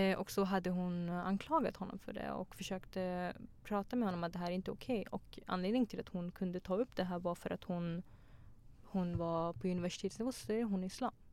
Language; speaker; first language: Swedish; early bilingual, other home language; Persian